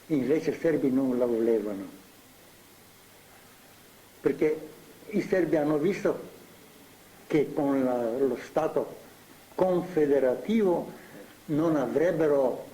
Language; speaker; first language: Italian; non-native, fluent; Slovenian